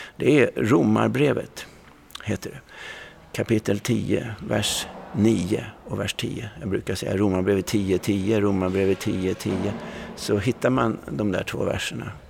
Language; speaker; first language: Swedish; native; Swedish